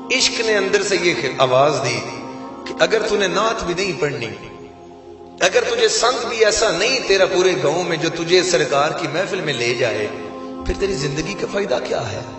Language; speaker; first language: Urdu; non-native, local second language; Punjabi